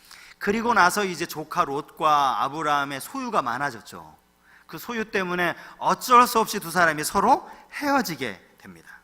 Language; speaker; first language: Korean; native; Korean